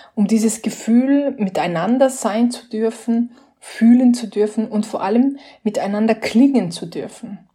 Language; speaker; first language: German; non-native, fluent; Slovenian